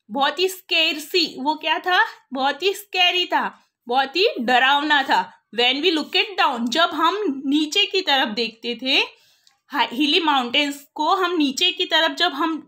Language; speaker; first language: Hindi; non-native, local second language; Gujarati